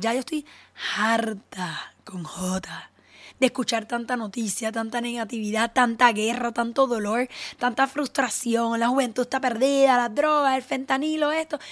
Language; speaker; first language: Spanish; native; Spanish